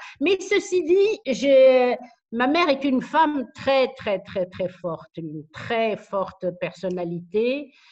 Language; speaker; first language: French; non-native, local second language; Arabic